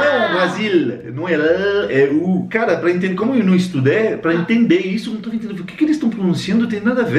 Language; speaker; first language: Portuguese; non-native, fluent; French